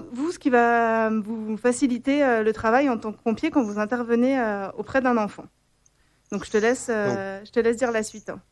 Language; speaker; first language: French; native; French